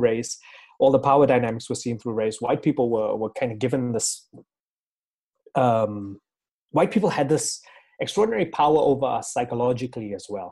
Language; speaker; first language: English; native; English